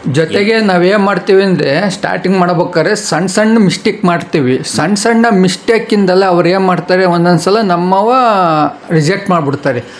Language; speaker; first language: Kannada; native; Kannada